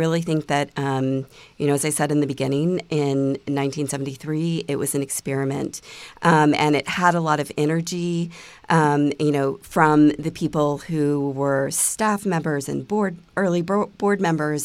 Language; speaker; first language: English; native; English